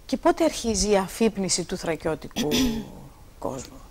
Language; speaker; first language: Greek; native; Greek